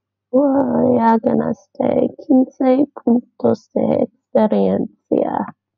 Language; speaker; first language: Spanish; non-native, learner; English